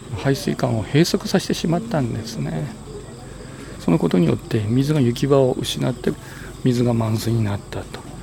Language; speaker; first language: Japanese; native; Japanese